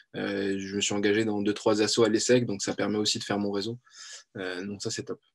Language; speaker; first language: French; native; French